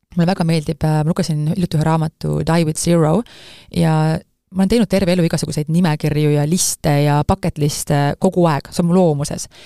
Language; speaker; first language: Estonian; native; Estonian